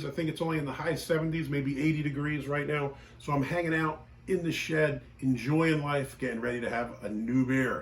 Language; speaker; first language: English; native; English